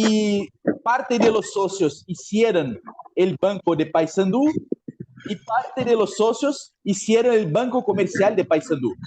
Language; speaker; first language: Spanish; non-native, fluent; Portuguese